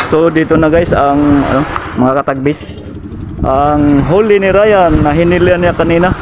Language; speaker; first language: Filipino; non-native, local second language; Cebuano